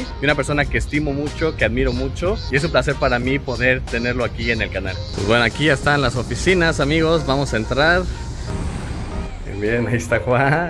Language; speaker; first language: Spanish; native; Spanish